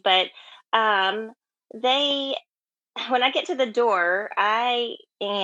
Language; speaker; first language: English; native; English